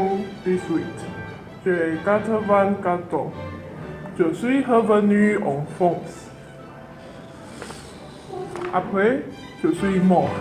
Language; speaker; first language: French; non-native, learner; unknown